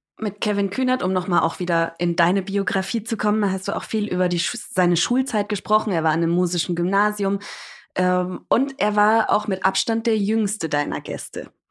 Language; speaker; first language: German; early bilingual, other home language; English